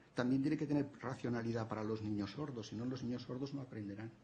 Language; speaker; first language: Spanish; non-native, local second language; Catalan